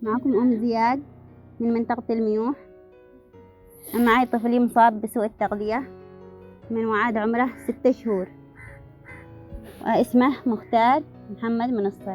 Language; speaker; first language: Arabic; native; Arabic